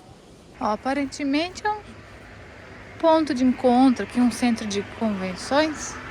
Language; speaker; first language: Portuguese; native; Portuguese